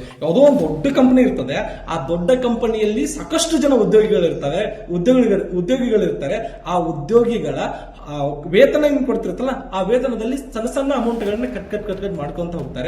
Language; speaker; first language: Kannada; native; Kannada